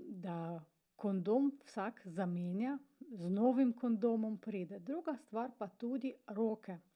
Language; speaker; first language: Slovenian; non-native, fluent; Ukrainian